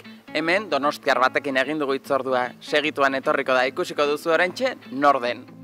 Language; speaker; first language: Basque; native; Basque